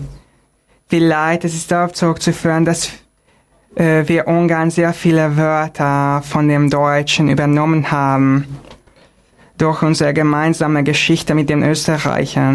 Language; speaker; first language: German; non-native, fluent; Hungarian